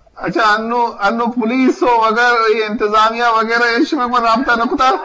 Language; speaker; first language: Urdu; non-native, local second language; Baluchi